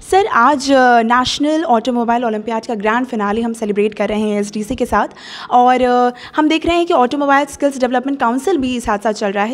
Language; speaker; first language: Hindi; native; Hindi